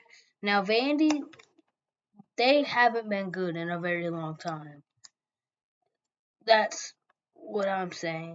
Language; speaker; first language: English; native; English